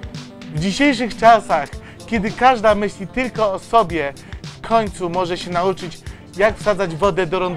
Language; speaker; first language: Polish; native; Polish